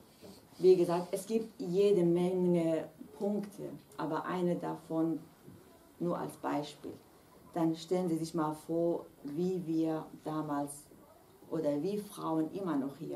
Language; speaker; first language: German; non-native, fluent; Kurdish